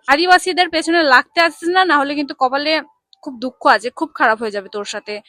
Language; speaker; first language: Bangla; non-native, local second language; Santali